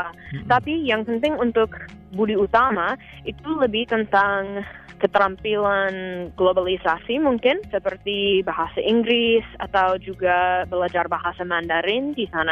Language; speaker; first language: Indonesian; non-native, fluent; English